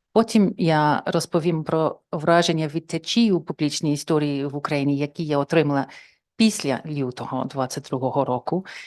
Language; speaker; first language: Ukrainian; non-native, fluent; English